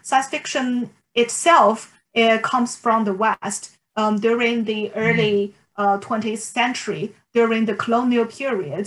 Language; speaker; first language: English; non-native, fluent; Chinese